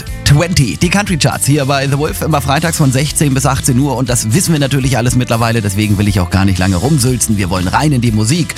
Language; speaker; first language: German; native; German